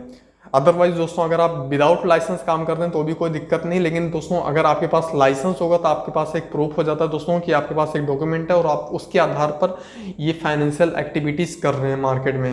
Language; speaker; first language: Hindi; native; Hindi